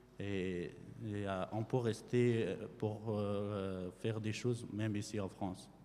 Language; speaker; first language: French; non-native, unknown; Persian